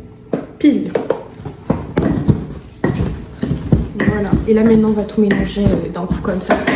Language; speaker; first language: French; native; French